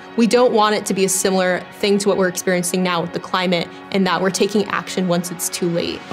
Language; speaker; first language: English; native; English